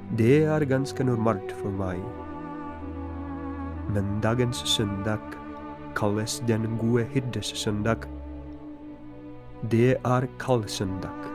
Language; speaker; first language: Norwegian; non-native, fluent; Polish